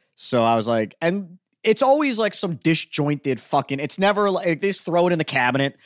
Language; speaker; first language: English; native; English